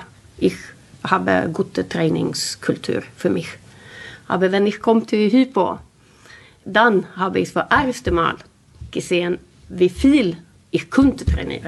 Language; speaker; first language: German; non-native, learner; Swedish